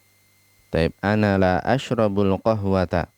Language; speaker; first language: Arabic; non-native, fluent; Indonesian